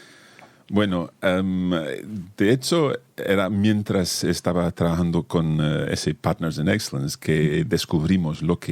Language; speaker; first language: Spanish; non-native, fluent; English